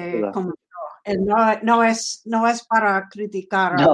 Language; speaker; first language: Spanish; non-native, fluent; English